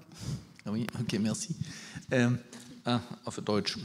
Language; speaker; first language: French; non-native, learner; German